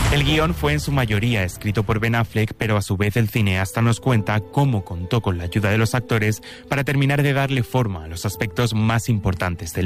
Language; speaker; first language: Spanish; native; Spanish